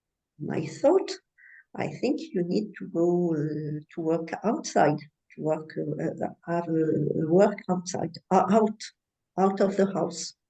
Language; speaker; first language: English; non-native, learner; French